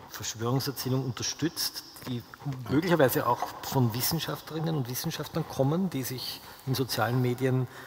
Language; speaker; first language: German; native; German